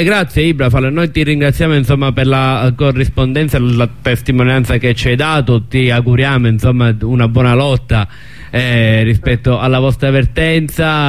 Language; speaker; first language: Italian; native; Italian